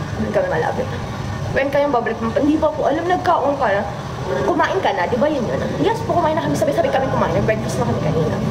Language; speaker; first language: Filipino; native; Filipino